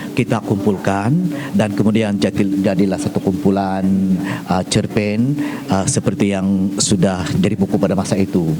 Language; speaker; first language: Malay; non-native, local second language; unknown